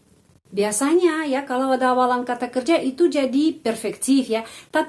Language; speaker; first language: Indonesian; non-native, fluent; Russian